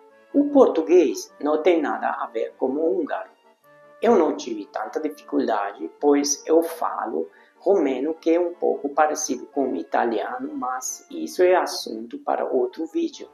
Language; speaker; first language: Portuguese; non-native, fluent; Hungarian